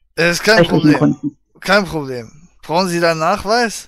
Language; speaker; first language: German; native; German